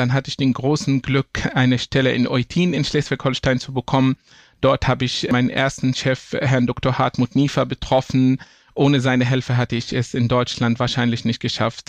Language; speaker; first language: German; non-native, fluent; Arabic